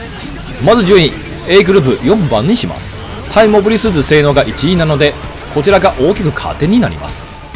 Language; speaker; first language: Japanese; non-native, fluent; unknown